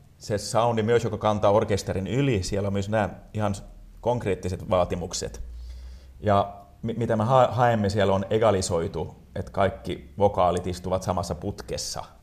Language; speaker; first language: Finnish; non-native, local second language; Swedish